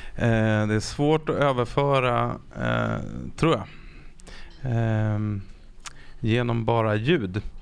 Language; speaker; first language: Swedish; native; Swedish